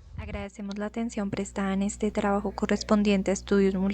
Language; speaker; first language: Spanish; native; Spanish